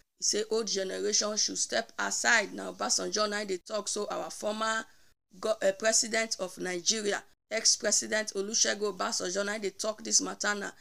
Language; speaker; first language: Nigerian Pidgin; native; Nigerian Pidgin